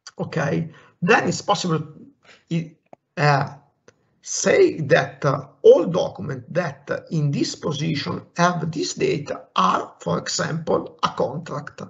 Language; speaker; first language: English; non-native, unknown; Italian